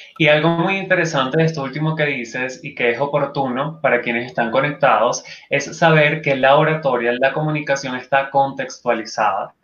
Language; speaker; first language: Spanish; native; Spanish